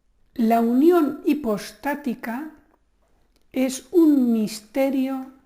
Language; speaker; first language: Spanish; native; Spanish